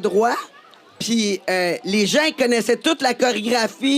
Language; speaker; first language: French; native; French